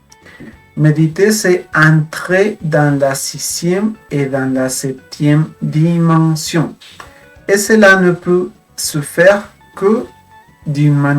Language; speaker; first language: French; non-native, fluent; Spanish